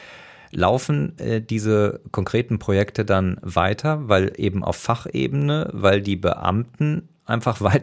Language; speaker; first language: German; native; German